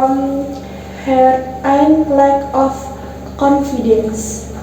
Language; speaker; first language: English; non-native, learner; Indonesian